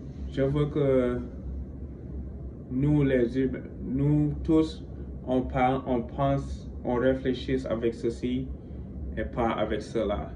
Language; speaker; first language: French; non-native, local second language; Wolof